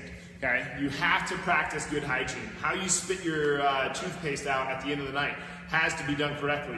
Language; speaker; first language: English; native; English